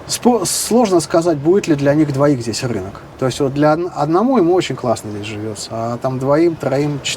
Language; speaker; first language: Russian; native; Russian